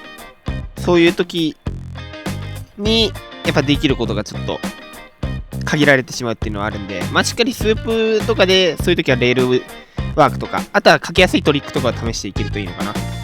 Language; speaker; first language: Japanese; native; Japanese